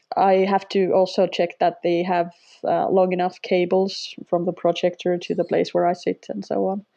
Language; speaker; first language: English; non-native, fluent; Finnish